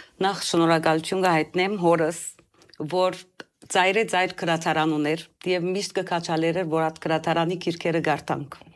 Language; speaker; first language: Armenian; early bilingual, heritage; Armenian